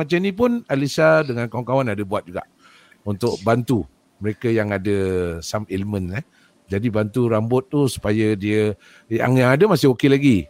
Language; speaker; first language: Malay; native; Malay